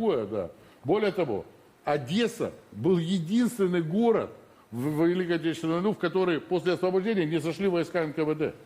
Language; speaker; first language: Russian; native; Russian